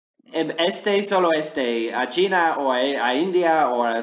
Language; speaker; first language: Spanish; non-native, learner; English